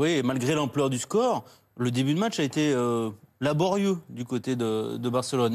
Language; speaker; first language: French; native; French